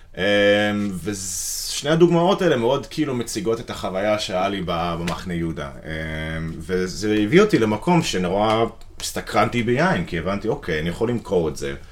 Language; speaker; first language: Hebrew; non-native, fluent; English